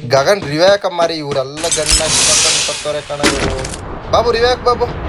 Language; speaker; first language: Kannada; native; Kannada